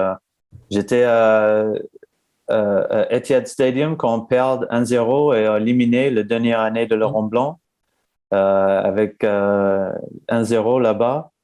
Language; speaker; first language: French; non-native, fluent; English